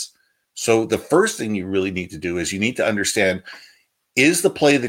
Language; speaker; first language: English; native; English